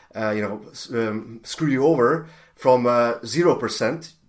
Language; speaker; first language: English; non-native, fluent; Hungarian